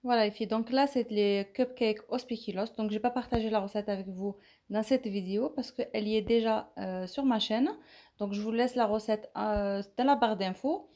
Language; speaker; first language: French; non-native, local second language; Arabic